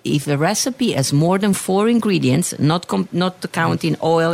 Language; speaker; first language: English; non-native, fluent; Italian